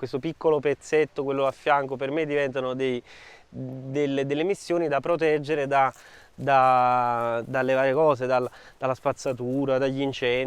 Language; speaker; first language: Italian; native; Italian